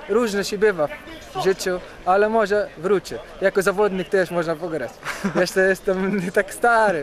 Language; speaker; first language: Polish; non-native, learner; Arabic